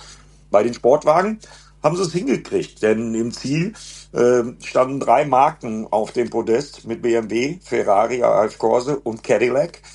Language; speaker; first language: German; native; German